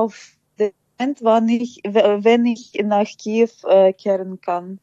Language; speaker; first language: German; non-native, fluent; Ukrainian